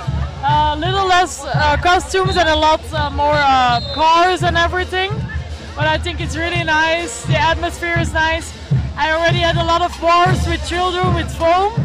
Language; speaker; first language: English; non-native, fluent; Dutch